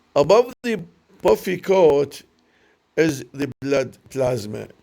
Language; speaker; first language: English; non-native, learner; Arabic